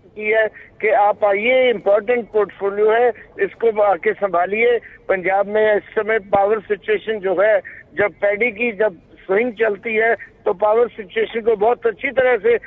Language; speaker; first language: Hindi; non-native, local second language; Punjabi